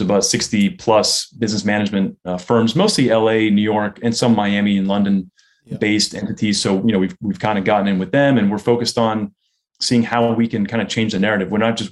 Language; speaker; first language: English; native; English